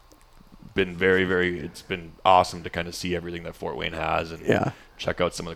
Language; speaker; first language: English; native; English